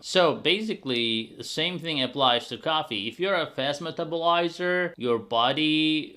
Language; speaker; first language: English; non-native, fluent; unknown